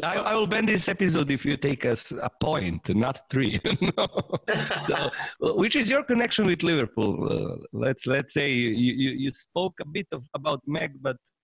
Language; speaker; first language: English; non-native, fluent; Serbian